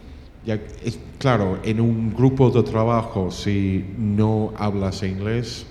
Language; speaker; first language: Spanish; non-native, fluent; English